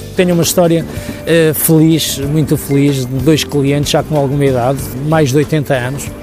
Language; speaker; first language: Portuguese; native; Portuguese